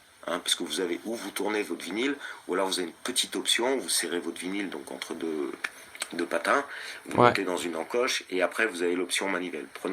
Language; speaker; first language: French; native; French